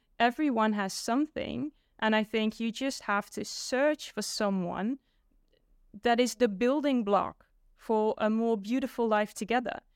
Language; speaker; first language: English; non-native, fluent; Dutch